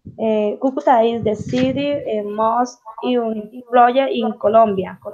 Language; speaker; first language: English; non-native, learner; Spanish